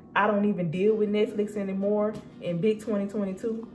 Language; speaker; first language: English; native; English